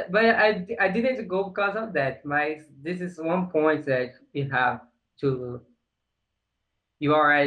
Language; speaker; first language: English; non-native, learner; Portuguese